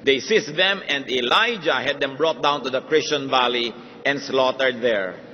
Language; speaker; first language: English; non-native, local second language; Filipino